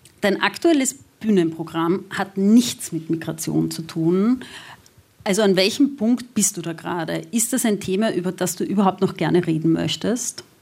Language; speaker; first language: German; native; German